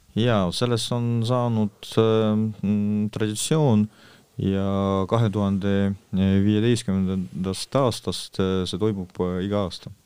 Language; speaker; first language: Estonian; non-native, local second language; Russian